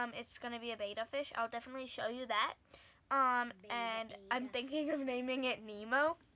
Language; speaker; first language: English; native; English